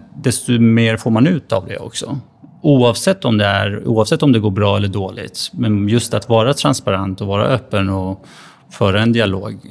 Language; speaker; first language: Swedish; native; Swedish